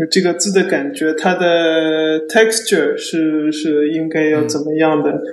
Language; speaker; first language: Chinese; early bilingual, heritage; Chinese